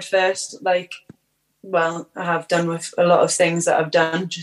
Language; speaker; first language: English; native; English